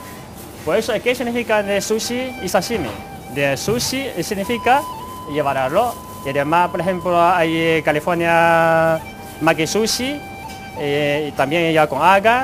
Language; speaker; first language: Spanish; non-native, learner; Chinese